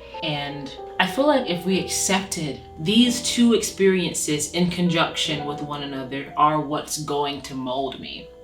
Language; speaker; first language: English; native; English